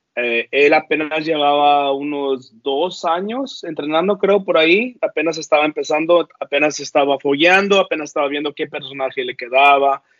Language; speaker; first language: Spanish; early bilingual, heritage; Spanish